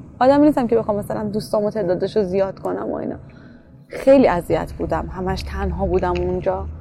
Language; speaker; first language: Persian; native; Persian